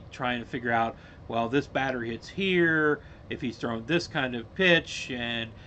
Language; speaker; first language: English; native; English